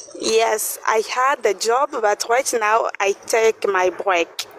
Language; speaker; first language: English; non-native, learner; French